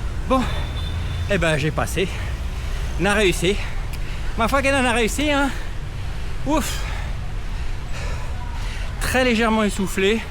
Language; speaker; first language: French; native; French